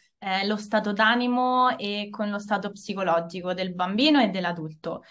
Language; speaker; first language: Italian; native; Italian